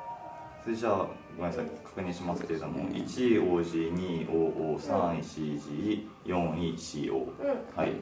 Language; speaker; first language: Japanese; native; Japanese